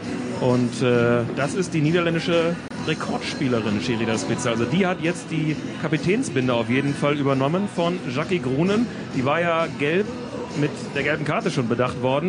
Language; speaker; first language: German; native; German